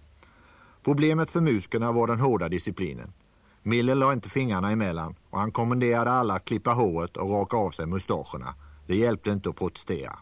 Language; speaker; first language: Swedish; native; Swedish